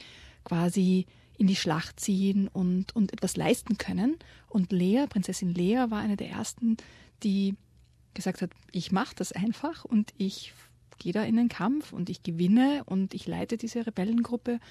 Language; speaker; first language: German; native; German